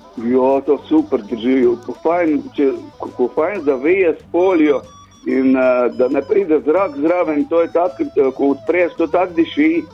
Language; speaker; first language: Slovenian; native; Slovenian